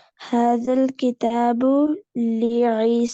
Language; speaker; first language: Arabic; non-native, learner; Urdu